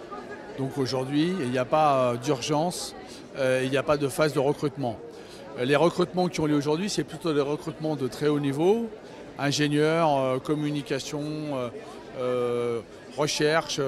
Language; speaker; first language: French; native; French